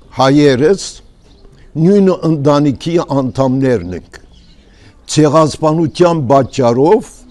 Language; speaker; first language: Armenian; early bilingual, heritage; Armenian